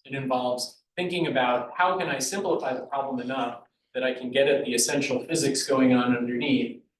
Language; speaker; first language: English; native; English